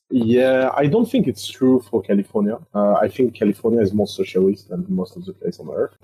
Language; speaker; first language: English; non-native, fluent; French